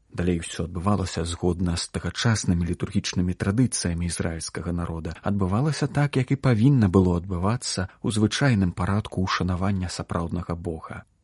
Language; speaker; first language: Belarusian; native; Belarusian